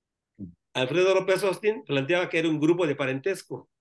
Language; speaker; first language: Spanish; native; Spanish